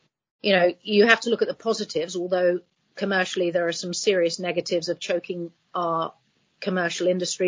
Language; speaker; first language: English; native; English